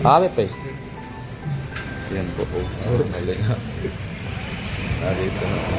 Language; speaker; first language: Filipino; non-native, local second language; Bikol